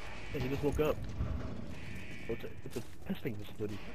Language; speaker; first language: English; native; English